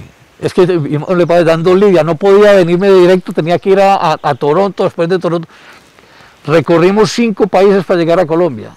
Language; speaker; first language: Spanish; native; Spanish